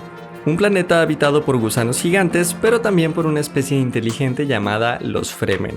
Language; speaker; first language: Spanish; native; Spanish